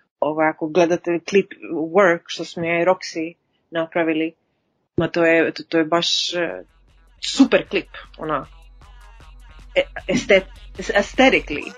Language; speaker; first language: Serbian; early bilingual, heritage; Serbian